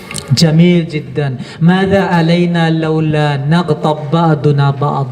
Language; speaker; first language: Arabic; non-native, fluent; Indonesian